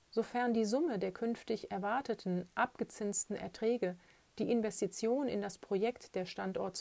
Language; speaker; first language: German; native; German